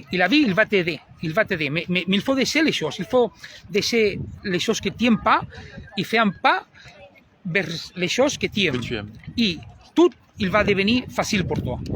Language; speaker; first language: French; non-native, learner; Spanish